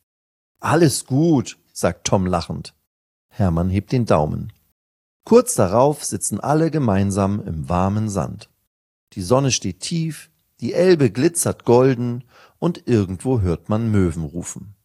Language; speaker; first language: German; native; German